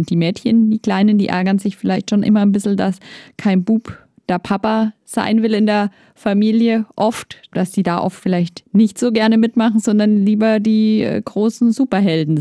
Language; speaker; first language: German; native; German